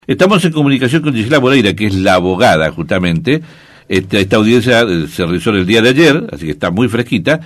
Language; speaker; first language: Spanish; native; Spanish